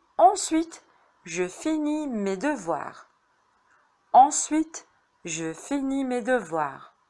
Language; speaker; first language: French; non-native, fluent; Arabic